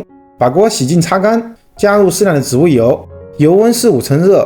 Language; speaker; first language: Chinese; native; Chinese